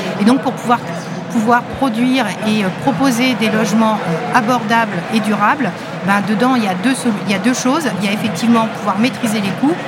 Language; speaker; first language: French; native; French